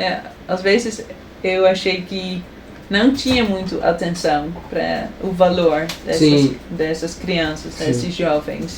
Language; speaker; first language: Portuguese; non-native, fluent; Dutch